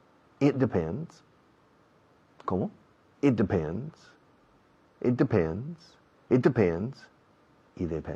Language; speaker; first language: English; non-native, fluent; Spanish